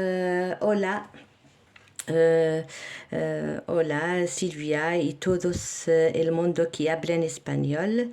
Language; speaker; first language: Spanish; non-native, learner; Arabic